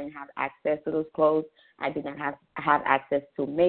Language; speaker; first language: English; non-native, fluent; Haitian Creole